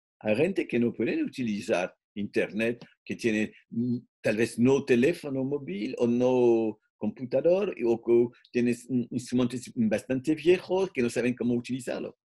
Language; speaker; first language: Spanish; non-native, fluent; French